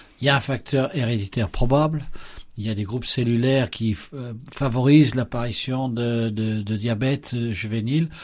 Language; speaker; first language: French; native; French